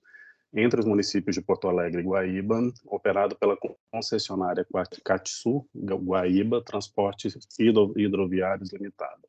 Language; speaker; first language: Portuguese; native; Portuguese